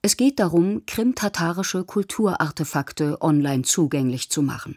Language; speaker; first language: German; native; German